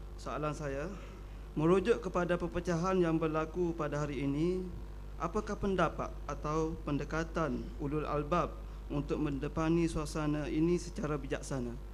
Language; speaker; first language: Malay; native; Malay